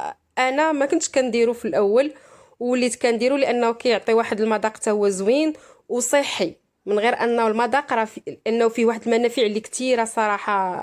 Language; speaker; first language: Arabic; native; Arabic